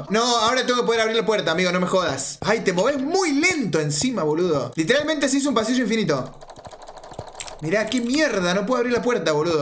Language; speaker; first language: Spanish; native; Spanish